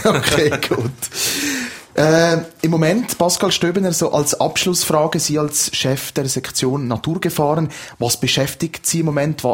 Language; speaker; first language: German; native; German